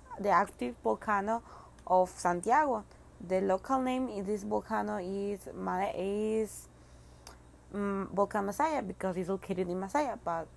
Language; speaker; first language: English; non-native, learner; Spanish